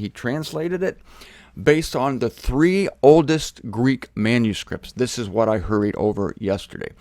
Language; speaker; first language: English; native; English